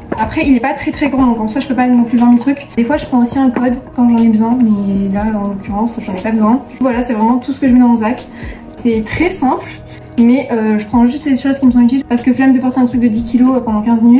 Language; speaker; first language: French; native; French